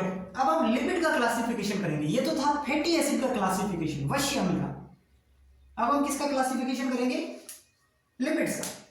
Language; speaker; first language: Hindi; native; Hindi